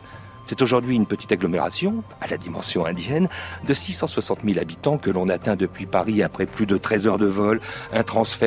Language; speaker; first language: French; native; French